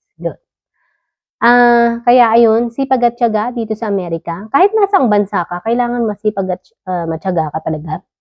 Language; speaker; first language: Filipino; native; Filipino